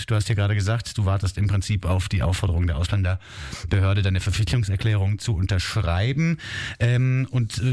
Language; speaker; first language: German; native; German